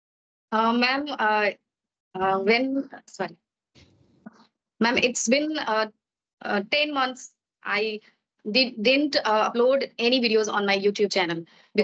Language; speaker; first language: English; non-native, learner; Maithili